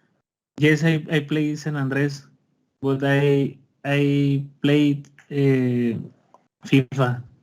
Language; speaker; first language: English; non-native, learner; Spanish